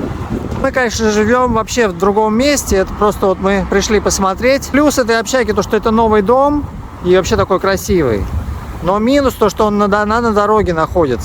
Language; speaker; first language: Russian; native; Russian